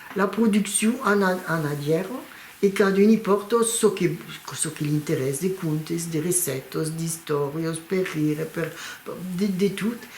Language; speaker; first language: Occitan; non-native, local second language; French